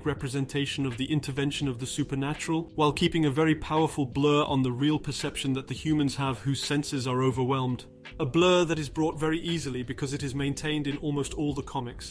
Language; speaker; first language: English; non-native, fluent; French